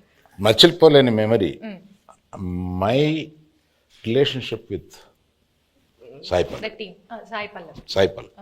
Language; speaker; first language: Telugu; native; Telugu